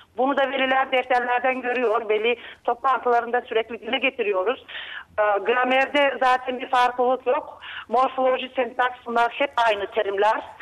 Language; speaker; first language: Turkish; native; Turkish